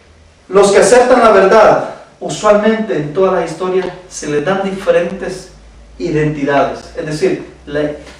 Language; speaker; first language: Spanish; native; Spanish